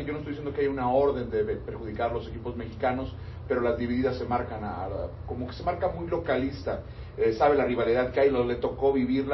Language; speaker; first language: Spanish; native; Spanish